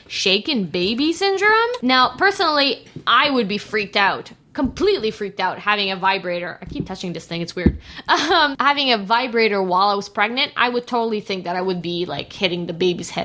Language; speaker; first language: English; native; English